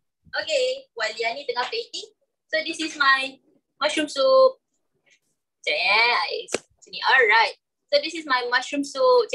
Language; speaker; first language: English; non-native, local second language; Malay